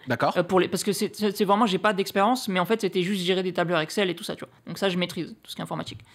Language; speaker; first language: French; native; French